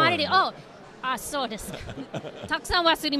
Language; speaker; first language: Japanese; non-native, learner; English